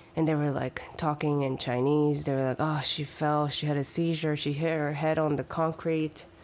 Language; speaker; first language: English; early bilingual, other home language; Chinese